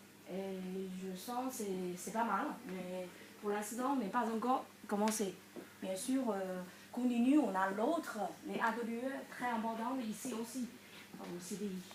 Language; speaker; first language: French; non-native, learner; Chinese